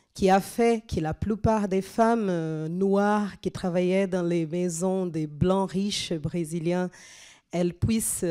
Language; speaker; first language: French; non-native, fluent; Portuguese